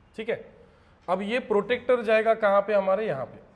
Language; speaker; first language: Hindi; non-native, local second language; Marathi